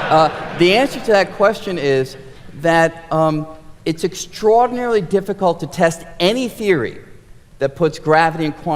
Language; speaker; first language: English; native; English